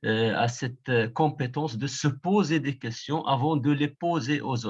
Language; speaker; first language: French; non-native, local second language; Arabic